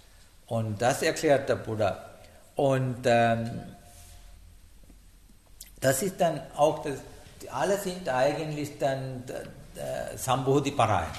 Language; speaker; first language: German; non-native, learner; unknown